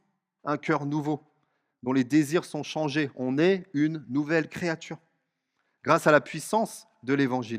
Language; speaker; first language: French; native; French